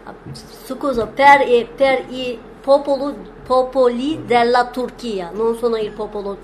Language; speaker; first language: Italian; non-native, fluent; Turkish